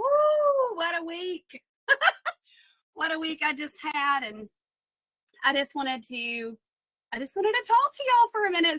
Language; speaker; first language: English; native; English